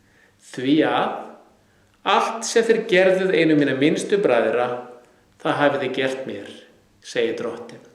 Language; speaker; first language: Icelandic; native; Icelandic